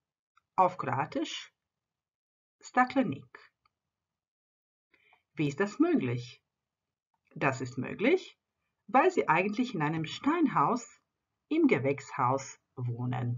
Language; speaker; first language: German; non-native, fluent; Croatian